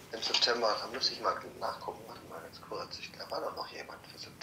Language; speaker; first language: German; native; German